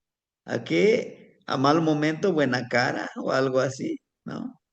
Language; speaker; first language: Spanish; native; Spanish